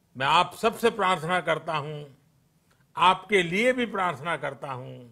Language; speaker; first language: Hindi; non-native, local second language; Gujarati